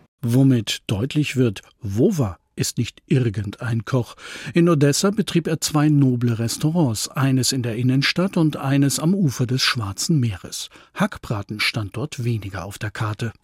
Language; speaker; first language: German; native; German